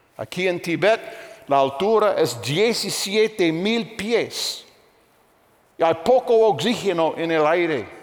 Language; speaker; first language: Spanish; non-native, fluent; English